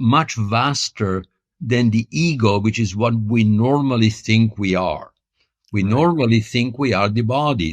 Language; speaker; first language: English; non-native, fluent; Italian